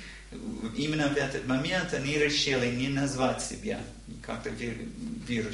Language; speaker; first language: Russian; non-native, learner; English